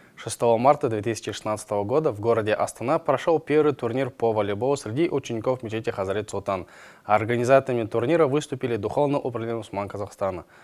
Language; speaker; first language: Russian; non-native, local second language; Kazakh